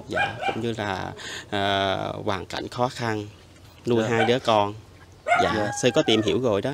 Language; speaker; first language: Vietnamese; non-native, local second language; Khmer